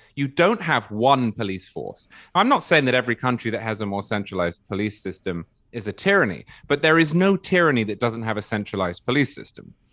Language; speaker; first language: English; native; English